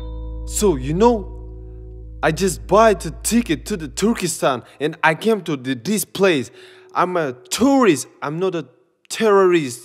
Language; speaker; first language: English; non-native, learner; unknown